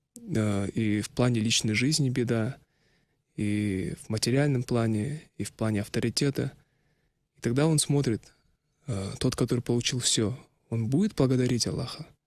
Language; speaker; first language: Russian; non-native, local second language; Kazakh